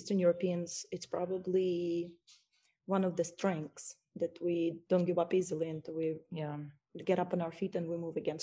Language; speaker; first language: English; non-native, fluent; Ukrainian